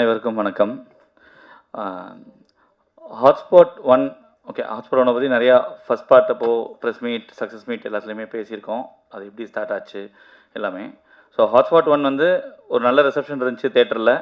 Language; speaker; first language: Tamil; native; Tamil